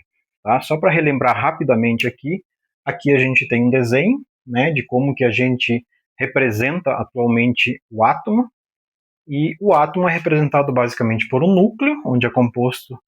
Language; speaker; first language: Portuguese; native; Portuguese